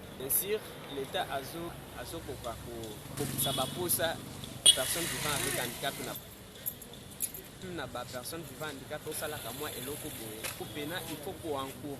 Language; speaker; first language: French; non-native, learner; Lingala